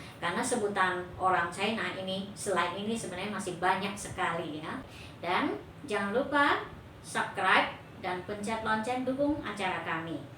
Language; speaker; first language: Indonesian; native; Indonesian